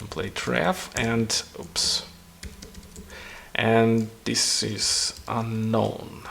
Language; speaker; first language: English; non-native, fluent; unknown